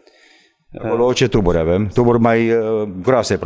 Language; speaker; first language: Romanian; native; Romanian